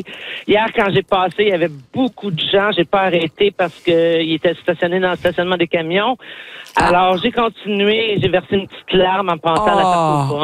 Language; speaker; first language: French; native; French